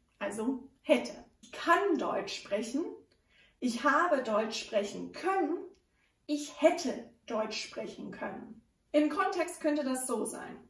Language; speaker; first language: German; non-native, fluent; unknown